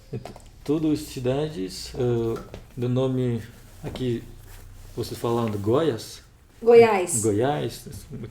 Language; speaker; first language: Portuguese; non-native, learner; Russian